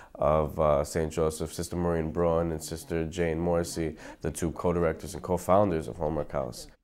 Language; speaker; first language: English; native; English